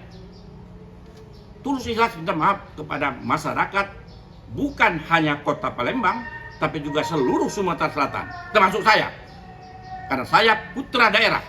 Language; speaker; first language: Indonesian; native; Indonesian